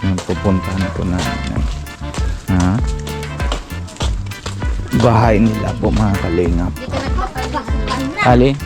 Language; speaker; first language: Filipino; non-native, learner; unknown